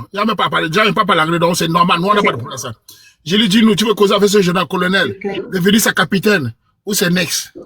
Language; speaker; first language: French; native; French